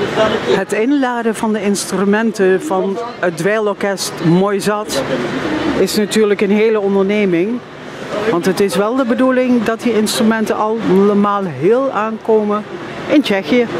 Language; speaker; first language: Dutch; native; Dutch